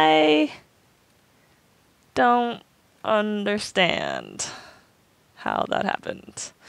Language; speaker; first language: English; native; English